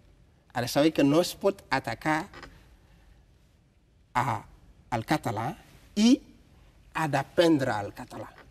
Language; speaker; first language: Catalan; non-native, fluent; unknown